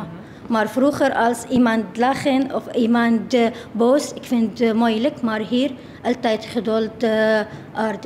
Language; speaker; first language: Dutch; non-native, learner; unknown